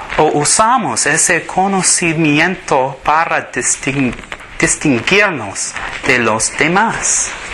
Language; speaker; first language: Spanish; non-native, learner; English